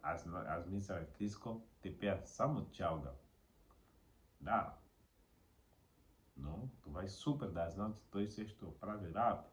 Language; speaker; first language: Bulgarian; non-native, learner; Portuguese